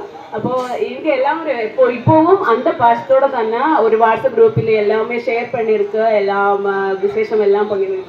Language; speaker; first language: Tamil; non-native, learner; Malayalam